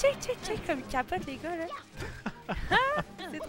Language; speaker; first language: French; native; French